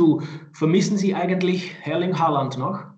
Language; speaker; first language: German; native; German